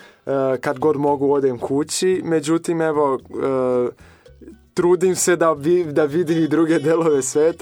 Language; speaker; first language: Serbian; non-native, fluent; Portuguese